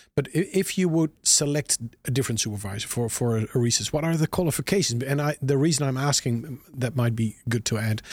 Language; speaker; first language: English; non-native, fluent; Dutch